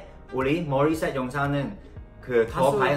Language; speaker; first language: Korean; non-native, learner; Cantonese